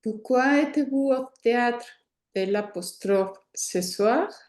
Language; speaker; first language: French; non-native, learner; Spanish